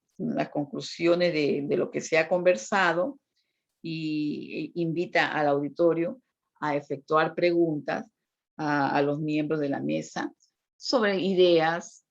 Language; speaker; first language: Spanish; native; Spanish